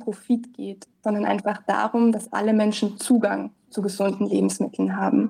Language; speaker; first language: German; native; German